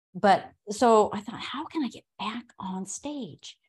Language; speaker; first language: English; native; English